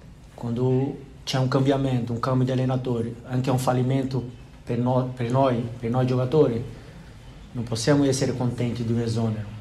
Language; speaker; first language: Italian; non-native, fluent; Portuguese